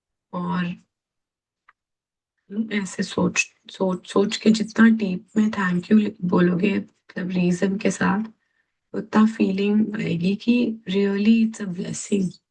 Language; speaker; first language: Hindi; native; Hindi